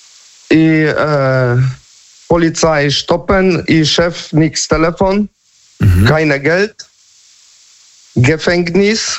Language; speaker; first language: German; non-native, learner; Polish